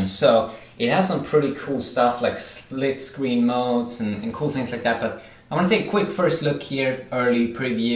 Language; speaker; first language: English; non-native, fluent; Swedish